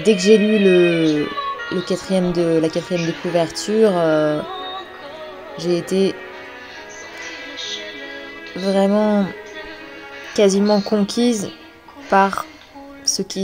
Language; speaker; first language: French; native; French